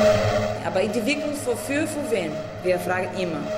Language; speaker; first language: German; non-native, fluent; Portuguese